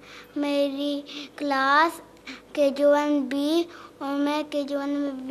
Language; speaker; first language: Hindi; early bilingual, heritage; Urdu